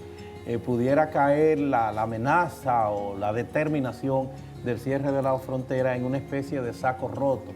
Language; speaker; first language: Spanish; native; Spanish